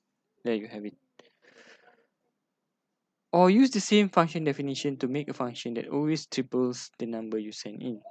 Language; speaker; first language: English; non-native, local second language; Malay